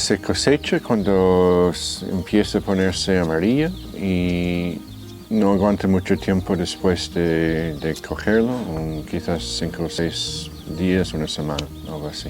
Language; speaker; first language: Spanish; non-native, fluent; English